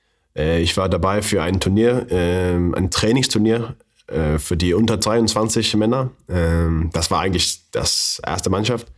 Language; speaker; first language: German; non-native, learner; Faroese